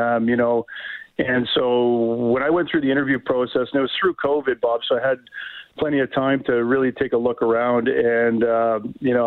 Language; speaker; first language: English; native; English